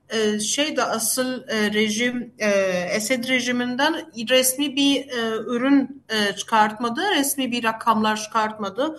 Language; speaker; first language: Turkish; non-native, fluent; Arabic